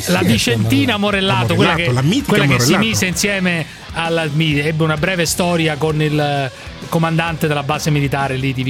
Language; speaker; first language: Italian; native; Italian